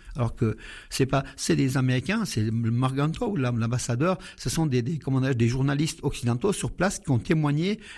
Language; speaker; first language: French; non-native, fluent; Armenian